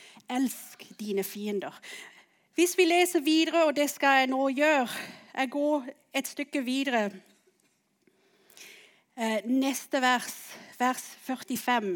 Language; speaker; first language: Norwegian; non-native, fluent; English